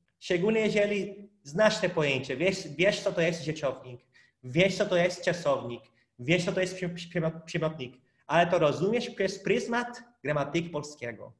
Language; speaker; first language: Polish; non-native, fluent; Portuguese